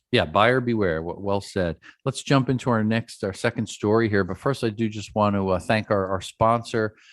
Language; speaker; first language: English; native; English